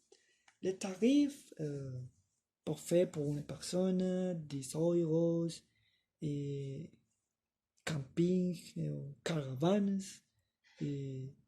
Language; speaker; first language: French; non-native, learner; Spanish